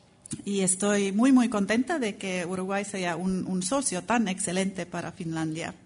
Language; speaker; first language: Spanish; non-native, fluent; Finnish